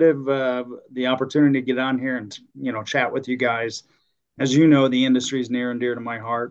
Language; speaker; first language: English; native; English